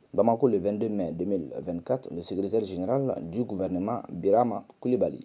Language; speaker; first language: French; non-native, local second language; Bambara